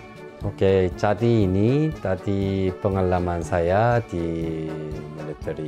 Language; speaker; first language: Indonesian; non-native, local second language; Korean